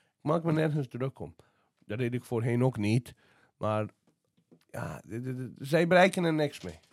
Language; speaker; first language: Dutch; non-native, fluent; Azerbaijani